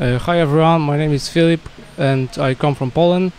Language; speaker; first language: English; non-native, learner; Polish